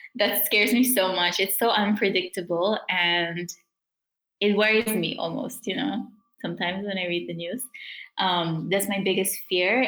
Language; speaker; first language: English; native; English